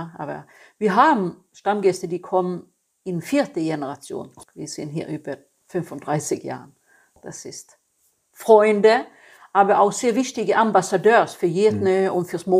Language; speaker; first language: German; non-native, fluent; Swedish